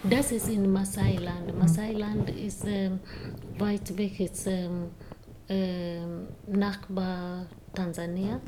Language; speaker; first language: German; non-native, learner; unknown